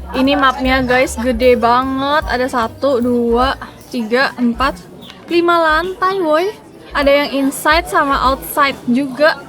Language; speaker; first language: Indonesian; native; Indonesian